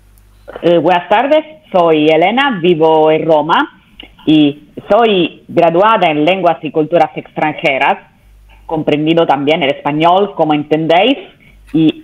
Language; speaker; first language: Spanish; non-native, fluent; Italian